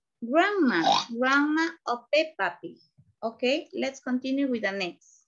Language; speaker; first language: English; non-native, learner; Spanish